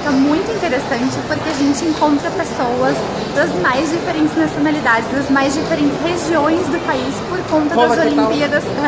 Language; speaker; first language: Portuguese; native; Portuguese